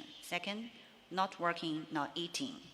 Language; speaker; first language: English; non-native, learner; Chinese